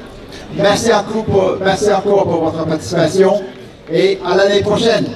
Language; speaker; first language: French; non-native, fluent; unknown